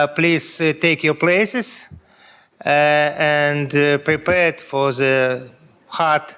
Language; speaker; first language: English; non-native, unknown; Russian